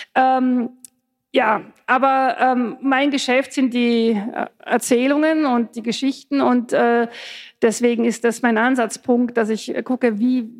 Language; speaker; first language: German; native; German